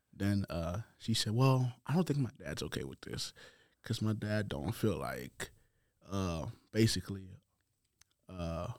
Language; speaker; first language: English; non-native, fluent; Haitian Creole